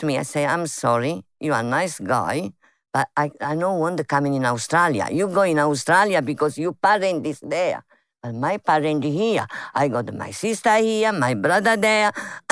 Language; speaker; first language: English; non-native, learner; Italian